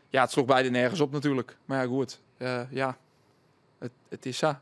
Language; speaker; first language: Dutch; native; Dutch